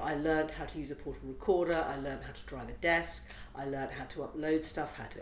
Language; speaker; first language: English; native; English